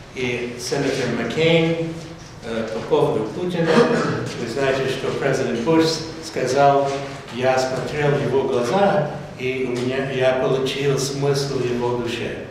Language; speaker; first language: Russian; non-native, fluent; English